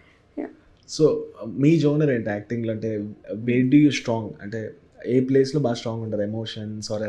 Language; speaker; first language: Telugu; native; Telugu